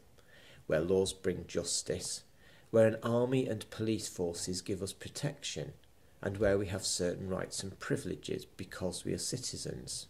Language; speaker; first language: English; native; English